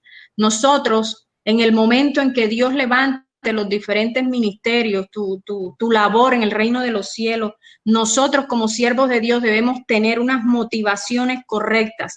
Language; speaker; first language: Spanish; native; Spanish